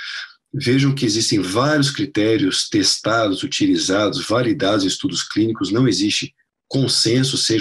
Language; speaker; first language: Portuguese; non-native, fluent; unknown